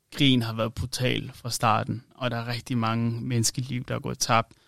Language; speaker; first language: Danish; early bilingual, other home language; Amharic